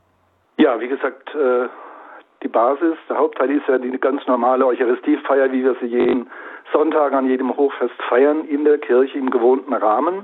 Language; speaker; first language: German; native; German